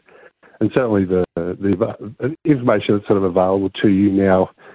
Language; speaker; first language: English; native; English